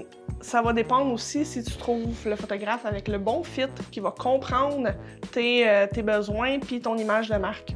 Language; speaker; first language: French; native; French